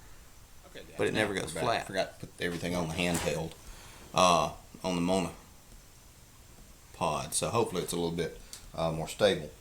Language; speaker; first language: English; native; English